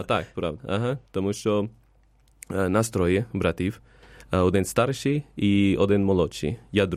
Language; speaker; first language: Ukrainian; non-native, fluent; Spanish